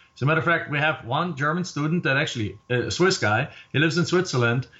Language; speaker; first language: English; non-native, fluent; German